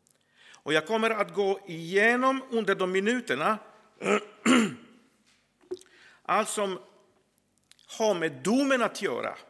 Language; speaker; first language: Swedish; non-native, fluent; Croatian